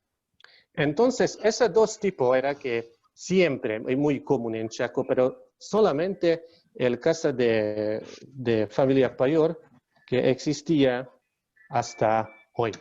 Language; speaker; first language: Spanish; non-native, learner; Hungarian